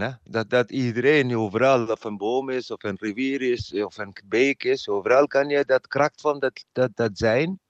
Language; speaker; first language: Dutch; non-native, learner; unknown